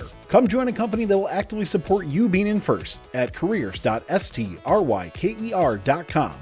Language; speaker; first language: English; native; English